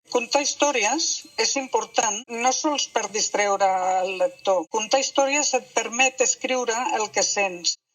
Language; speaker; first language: Catalan; non-native, local second language; Spanish